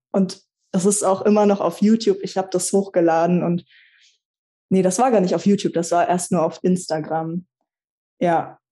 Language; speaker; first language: German; early bilingual, other home language; Russian